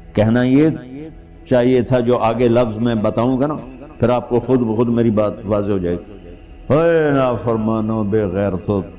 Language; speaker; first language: Urdu; non-native, local second language; Punjabi